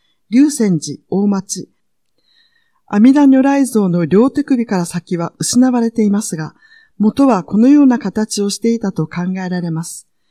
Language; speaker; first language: Japanese; non-native, fluent; Vietnamese